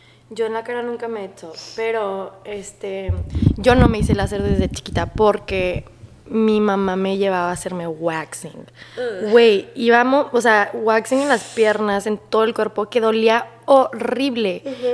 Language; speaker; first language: Spanish; native; Spanish